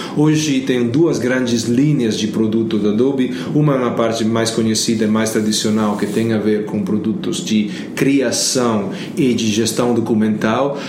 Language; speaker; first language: Portuguese; non-native, fluent; Italian